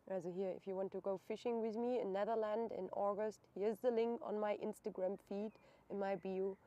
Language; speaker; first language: English; non-native, fluent; German